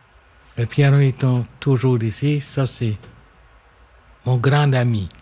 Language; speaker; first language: French; non-native, local second language; English